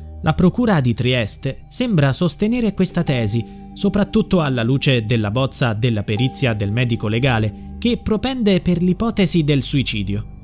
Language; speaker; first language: Italian; native; Italian